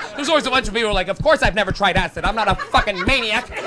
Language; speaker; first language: English; native; English